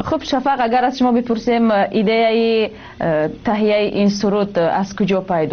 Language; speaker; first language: Tajik; native; Tajik